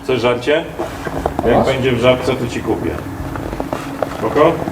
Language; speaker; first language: Polish; native; Polish